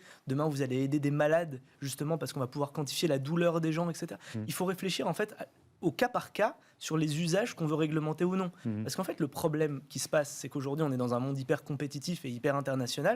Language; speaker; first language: French; native; French